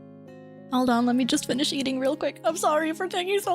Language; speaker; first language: English; native; English